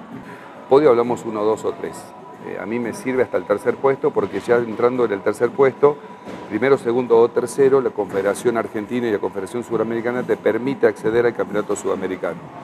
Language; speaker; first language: Spanish; native; Spanish